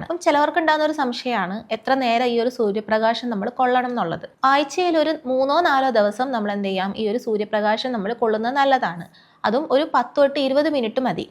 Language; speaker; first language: Malayalam; native; Malayalam